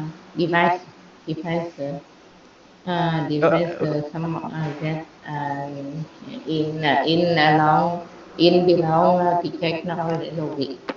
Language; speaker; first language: English; non-native, learner; Vietnamese